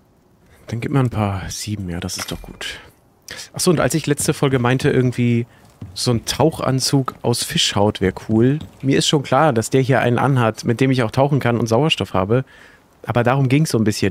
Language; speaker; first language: German; native; German